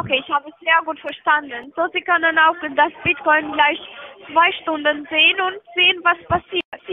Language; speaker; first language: German; non-native, learner; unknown